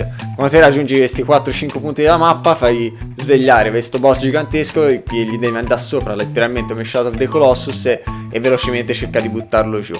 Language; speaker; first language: Italian; native; Italian